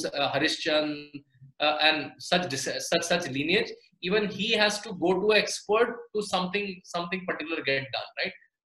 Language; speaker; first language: English; non-native, local second language; Hindi